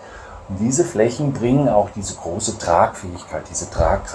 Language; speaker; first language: German; native; German